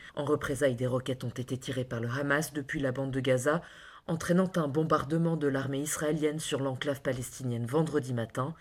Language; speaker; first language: French; native; French